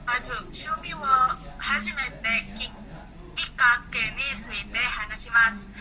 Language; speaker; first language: Japanese; non-native, learner; Indonesian